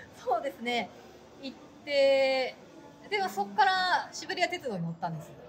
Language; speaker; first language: Japanese; native; Japanese